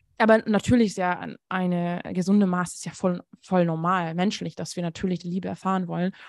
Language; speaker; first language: German; non-native, fluent; Hungarian